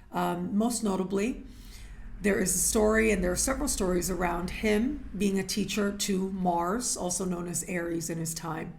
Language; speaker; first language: English; native; English